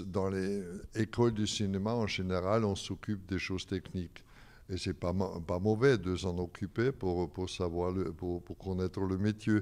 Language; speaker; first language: French; non-native, fluent; German